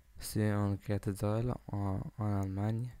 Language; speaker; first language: French; non-native, learner; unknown